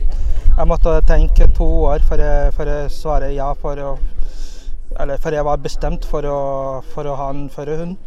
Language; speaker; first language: Norwegian; non-native, fluent; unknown